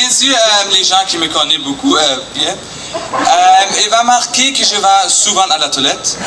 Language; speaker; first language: French; non-native, learner; German